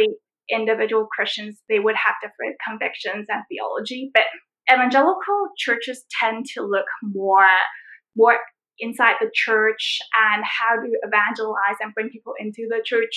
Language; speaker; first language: English; non-native, local second language; Cantonese